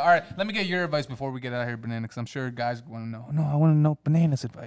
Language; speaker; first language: English; early bilingual, other home language; Spanish